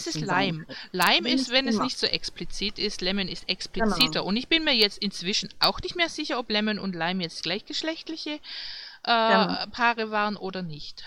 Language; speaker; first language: German; native; German